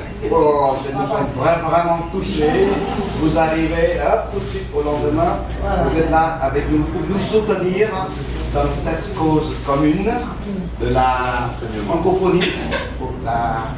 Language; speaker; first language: French; non-native, fluent; Vietnamese